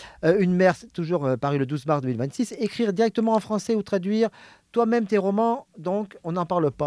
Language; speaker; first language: French; native; French